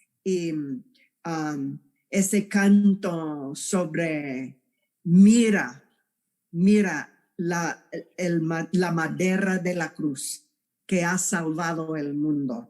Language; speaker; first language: Spanish; non-native, fluent; English